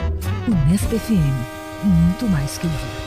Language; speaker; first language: Portuguese; native; Portuguese